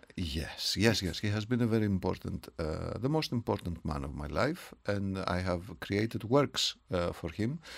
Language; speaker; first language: English; non-native, fluent; Greek